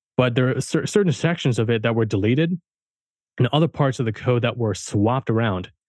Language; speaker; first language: English; early bilingual, heritage; German